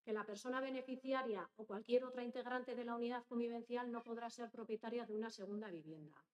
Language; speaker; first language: Spanish; native; Spanish